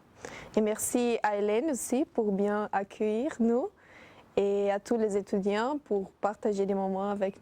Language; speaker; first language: French; non-native, fluent; Portuguese